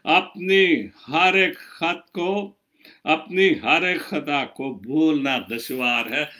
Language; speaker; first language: Urdu; non-native, local second language; Punjabi